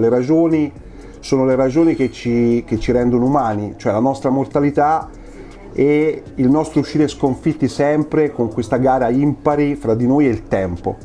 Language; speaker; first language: Italian; native; Italian